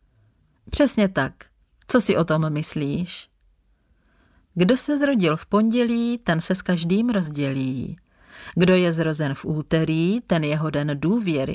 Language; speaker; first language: Czech; native; Czech